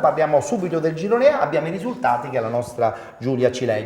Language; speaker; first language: Italian; native; Italian